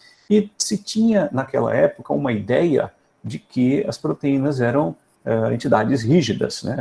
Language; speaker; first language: Portuguese; native; Portuguese